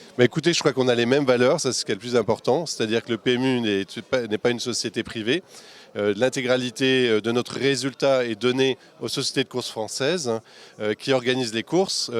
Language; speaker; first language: French; native; French